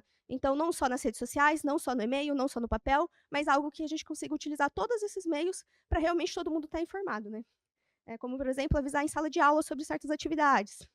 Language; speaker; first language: Portuguese; native; Portuguese